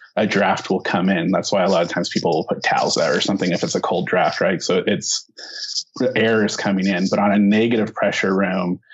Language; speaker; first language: English; native; English